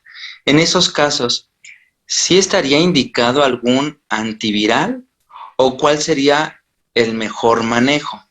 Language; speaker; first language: Spanish; native; Spanish